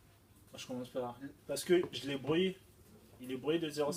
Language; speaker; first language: French; native; French